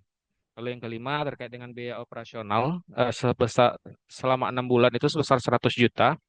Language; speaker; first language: Indonesian; native; Indonesian